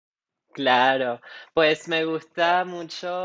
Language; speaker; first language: Spanish; non-native, local second language; English